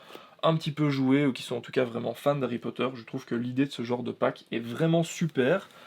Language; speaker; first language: French; native; French